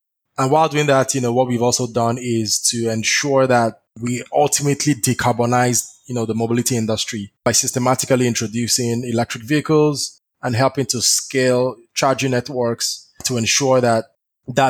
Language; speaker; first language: English; non-native, local second language; Yoruba